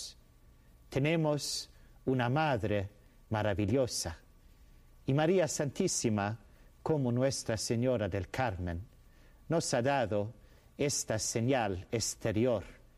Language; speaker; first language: Spanish; non-native, fluent; Swedish